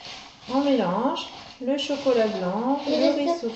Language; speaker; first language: French; native; French